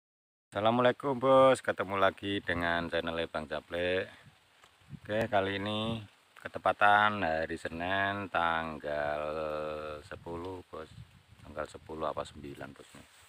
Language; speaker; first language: Indonesian; non-native, local second language; Javanese